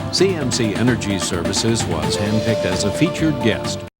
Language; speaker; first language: English; native; English